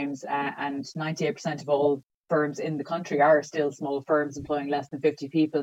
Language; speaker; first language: English; native; English